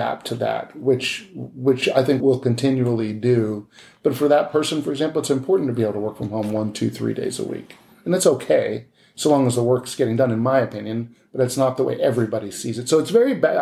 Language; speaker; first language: English; native; English